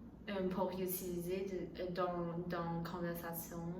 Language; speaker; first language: French; non-native, learner; Chinese